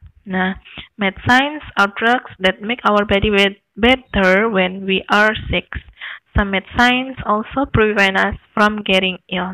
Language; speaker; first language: English; non-native, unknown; Indonesian